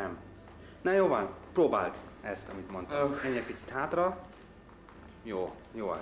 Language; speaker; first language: Hungarian; non-native, fluent; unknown